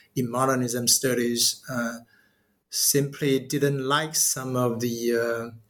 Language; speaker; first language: English; non-native, fluent; Chinese